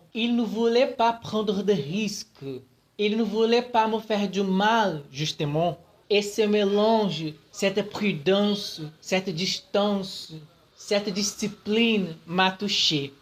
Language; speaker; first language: French; non-native, fluent; Portuguese